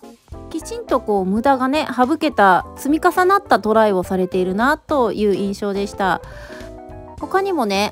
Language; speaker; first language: Japanese; native; Japanese